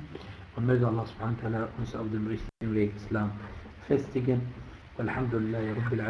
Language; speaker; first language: German; non-native, fluent; Arabic